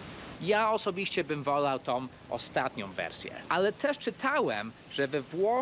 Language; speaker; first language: Polish; early bilingual, heritage; Polish